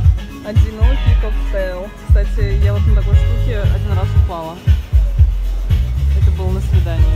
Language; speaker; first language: Russian; native; Russian